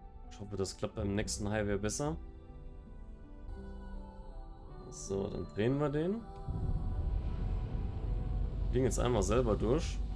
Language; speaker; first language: German; native; German